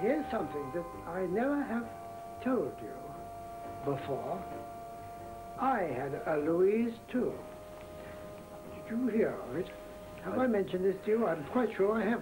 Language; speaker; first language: English; native; English